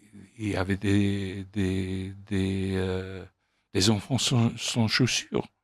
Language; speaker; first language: French; non-native, fluent; English